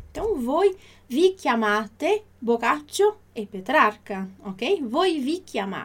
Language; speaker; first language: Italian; non-native, fluent; Portuguese